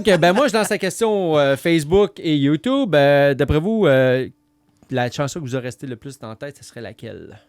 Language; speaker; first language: French; native; French